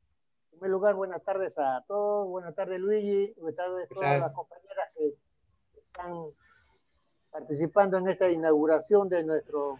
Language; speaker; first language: Spanish; native; Spanish